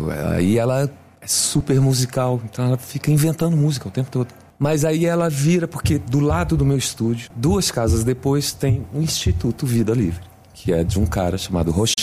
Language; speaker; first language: Portuguese; native; Portuguese